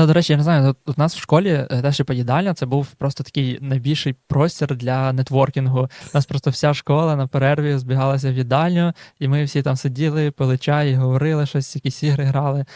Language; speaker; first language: Ukrainian; native; Ukrainian